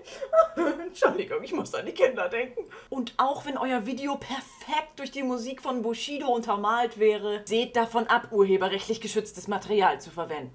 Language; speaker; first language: German; native; German